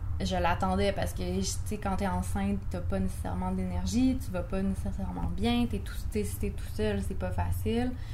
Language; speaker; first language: French; native; French